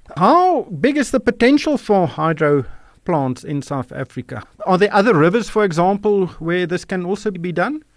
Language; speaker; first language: English; non-native, local second language; Afrikaans